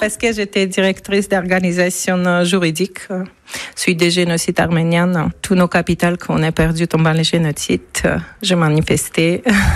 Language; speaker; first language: French; non-native, learner; Armenian